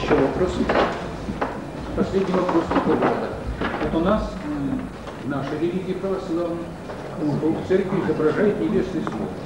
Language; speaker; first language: Russian; native; Russian